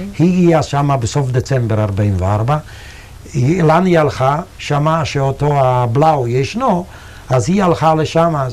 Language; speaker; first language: Hebrew; non-native, fluent; Yiddish